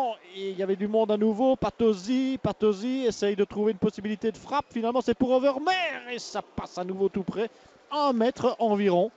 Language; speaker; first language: French; native; French